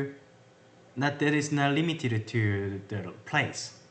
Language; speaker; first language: English; non-native, learner; Korean